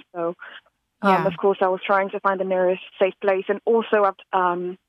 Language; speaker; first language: English; non-native, fluent; Slovak